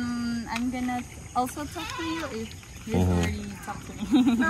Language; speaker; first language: English; non-native, local second language; Cebuano